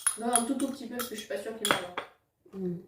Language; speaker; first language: French; native; French